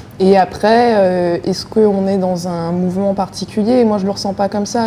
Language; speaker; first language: French; native; French